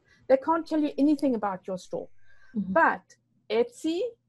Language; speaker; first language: English; non-native, local second language; Afrikaans